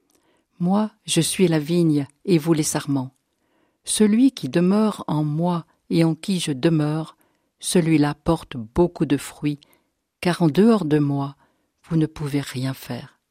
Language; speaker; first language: French; native; French